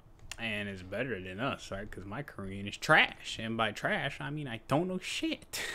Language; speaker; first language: English; native; English